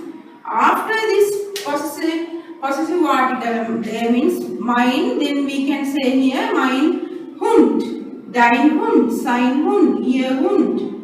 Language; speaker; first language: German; non-native, fluent; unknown